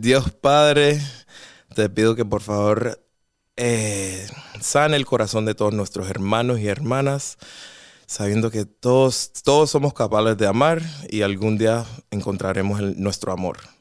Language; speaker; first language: Spanish; early bilingual, other home language; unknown